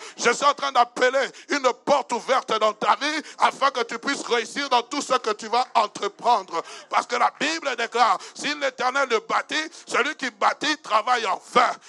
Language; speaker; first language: French; non-native, local second language; Lingala